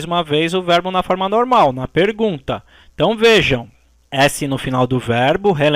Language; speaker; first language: Portuguese; native; Portuguese